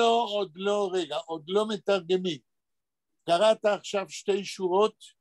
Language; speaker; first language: Hebrew; non-native, fluent; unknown